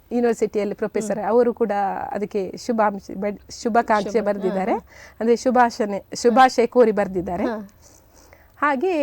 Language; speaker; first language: Kannada; native; Kannada